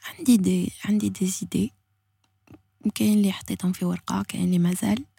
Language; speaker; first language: French; non-native, local second language; Arabic